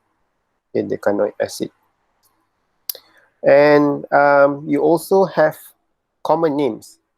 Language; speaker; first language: English; non-native, local second language; Malay